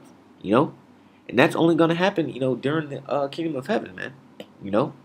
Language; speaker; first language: English; native; English